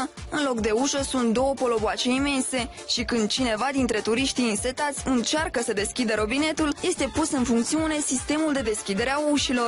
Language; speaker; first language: Romanian; native; Romanian